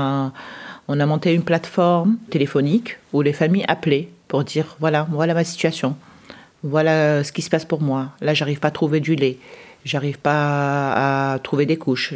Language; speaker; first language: French; early bilingual, other home language; Arabic